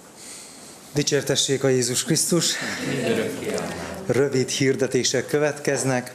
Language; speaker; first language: Hungarian; native; Hungarian